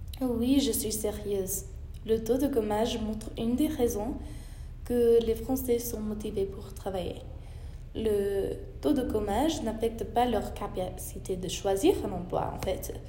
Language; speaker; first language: French; non-native, learner; English